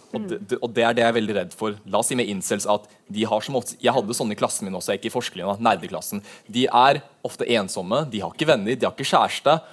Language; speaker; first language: Norwegian; native; Norwegian